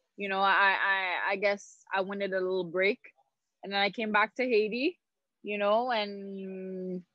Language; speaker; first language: English; non-native, fluent; Haitian Creole